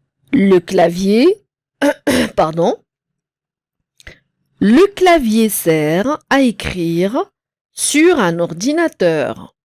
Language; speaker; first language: French; non-native, local second language; Arabic